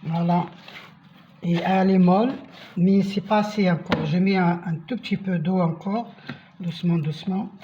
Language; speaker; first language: French; non-native, local second language; Arabic